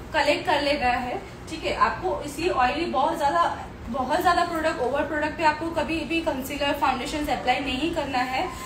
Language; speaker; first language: Hindi; non-native, local second language; Gujarati